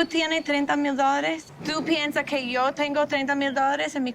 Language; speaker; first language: Spanish; non-native, learner; English